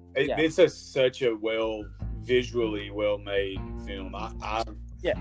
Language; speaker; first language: English; native; English